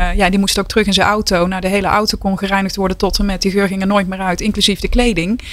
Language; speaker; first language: Dutch; native; Dutch